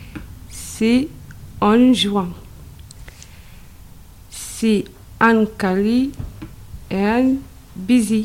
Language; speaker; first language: French; non-native, learner; Arabic